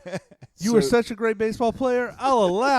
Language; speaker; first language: English; native; English